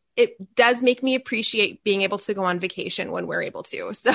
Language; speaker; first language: English; native; English